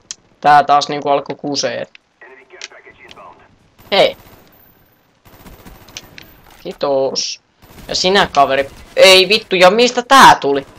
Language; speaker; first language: Finnish; native; Finnish